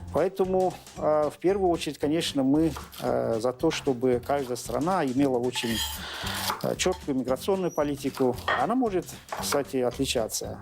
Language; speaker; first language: Russian; non-native, local second language; Azerbaijani